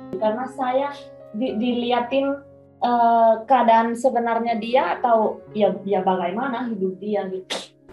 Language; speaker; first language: Indonesian; non-native, fluent; Spanish